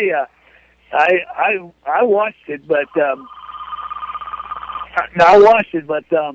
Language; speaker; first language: English; native; English